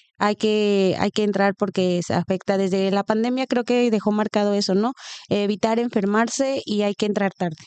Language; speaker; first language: Spanish; native; Spanish